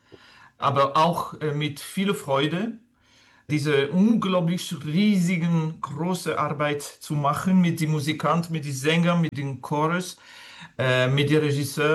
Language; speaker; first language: German; non-native, fluent; French